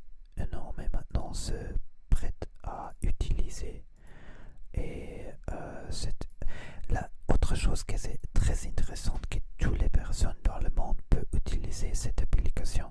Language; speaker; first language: French; non-native, learner; Spanish